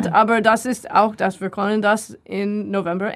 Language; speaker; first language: German; non-native, learner; English